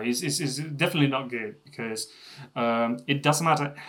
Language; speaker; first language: English; non-native, fluent; Russian